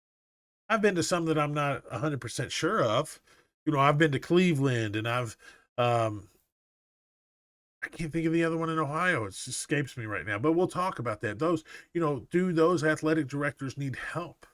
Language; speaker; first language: English; native; English